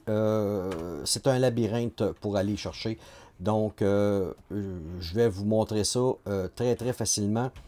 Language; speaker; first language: French; native; French